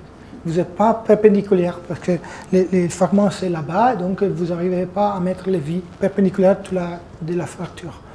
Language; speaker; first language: French; non-native, fluent; Italian